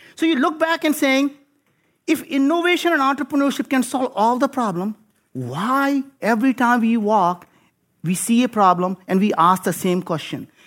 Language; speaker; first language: English; non-native, local second language; Hindi